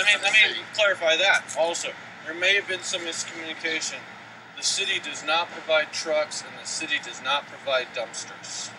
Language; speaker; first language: English; native; English